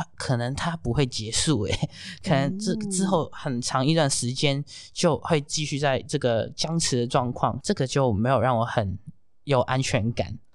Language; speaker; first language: Chinese; non-native, fluent; Cantonese